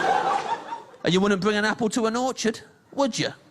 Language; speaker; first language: English; native; English